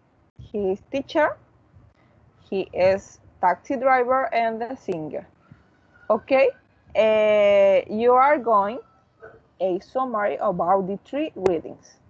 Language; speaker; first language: English; non-native, learner; Spanish